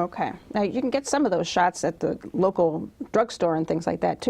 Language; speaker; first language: English; native; English